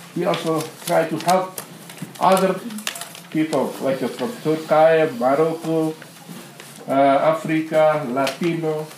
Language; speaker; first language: English; non-native, learner; Indonesian